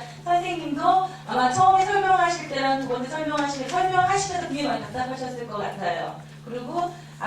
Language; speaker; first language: Korean; native; Korean